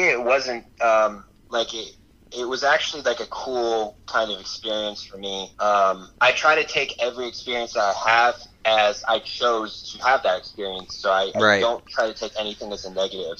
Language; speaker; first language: English; native; English